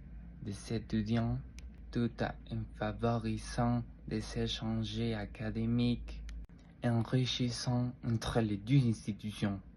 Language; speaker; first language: French; non-native, fluent; Spanish